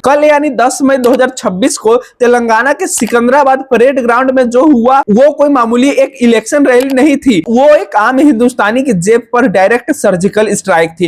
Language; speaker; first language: Hindi; native; Hindi